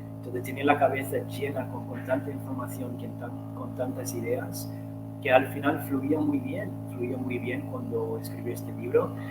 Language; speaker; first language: Spanish; non-native, fluent; English